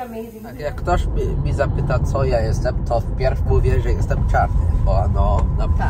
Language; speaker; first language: Polish; early bilingual, heritage; Polish